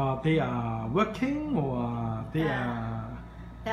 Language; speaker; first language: English; non-native, learner; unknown